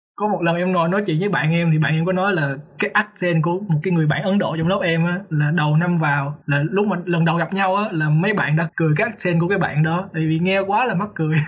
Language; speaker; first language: Vietnamese; native; Vietnamese